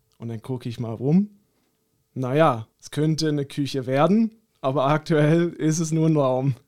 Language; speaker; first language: German; non-native, fluent; English